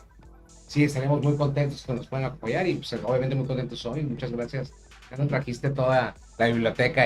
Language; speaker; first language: Spanish; native; Spanish